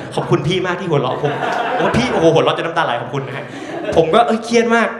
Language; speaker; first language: Thai; native; Thai